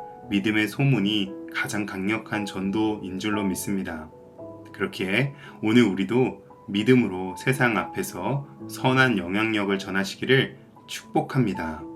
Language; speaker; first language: Korean; native; Korean